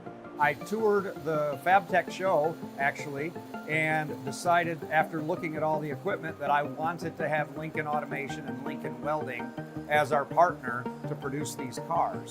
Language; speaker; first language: English; native; English